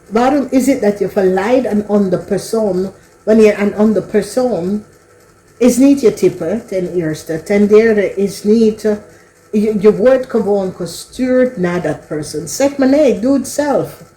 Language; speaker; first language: Dutch; non-native, learner; English